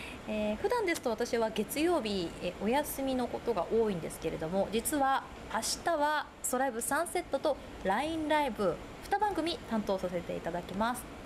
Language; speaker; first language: Japanese; native; Japanese